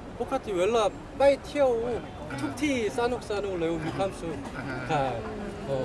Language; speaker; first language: Thai; non-native, learner; Korean